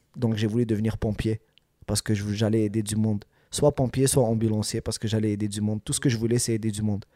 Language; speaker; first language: French; early bilingual, other home language; Arabic